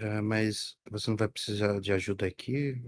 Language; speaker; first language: Portuguese; native; Portuguese